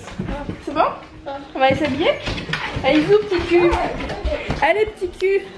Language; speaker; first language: French; native; French